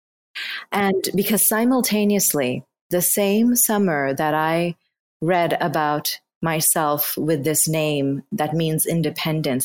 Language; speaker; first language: English; non-native, local second language; Bangla